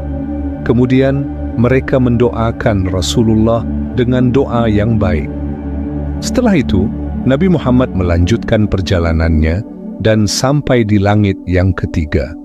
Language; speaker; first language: Indonesian; native; Indonesian